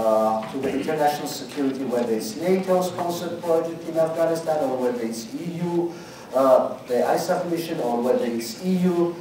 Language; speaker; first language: English; non-native, fluent; Georgian